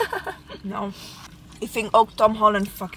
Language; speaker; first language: Dutch; non-native, learner; Italian